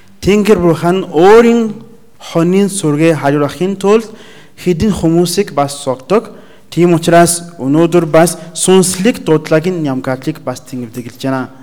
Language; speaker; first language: Mongolian; non-native, learner; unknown